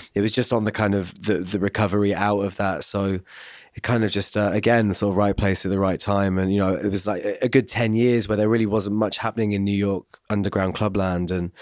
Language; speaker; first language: English; native; English